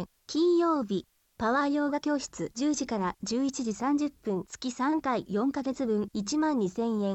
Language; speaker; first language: Japanese; native; Japanese